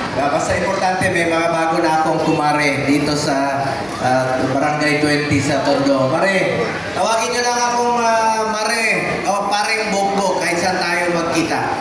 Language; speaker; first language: Filipino; non-native, local second language; Cebuano